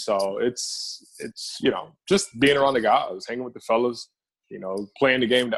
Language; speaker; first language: English; native; English